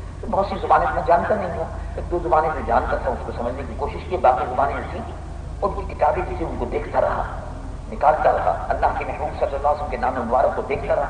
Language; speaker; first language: Urdu; native; Urdu